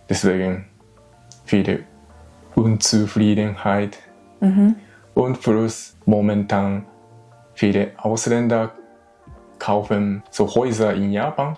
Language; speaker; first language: German; non-native, learner; Japanese